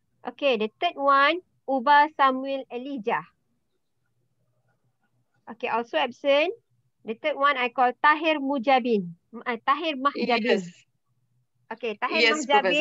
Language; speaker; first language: English; non-native, learner; Malay